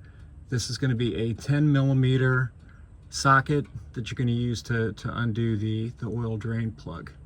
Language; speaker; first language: English; native; English